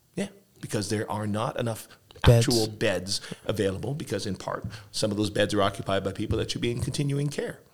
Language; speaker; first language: English; native; English